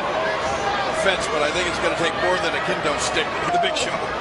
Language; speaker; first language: English; native; English